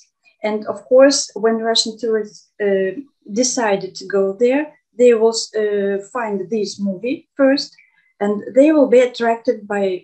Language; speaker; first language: English; non-native, fluent; Russian